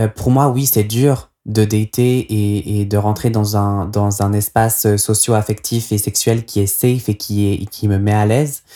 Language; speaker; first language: French; native; French